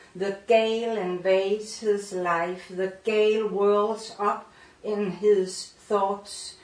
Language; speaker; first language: English; non-native, fluent; Danish